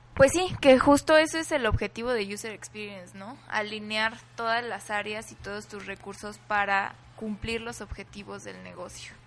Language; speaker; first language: Spanish; native; Spanish